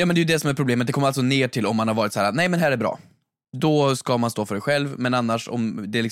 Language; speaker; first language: Swedish; native; Swedish